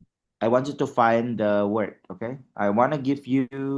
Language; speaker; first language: English; non-native, fluent; Indonesian